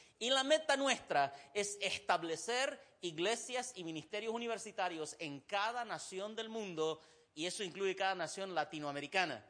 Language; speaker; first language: Spanish; non-native, fluent; Arabic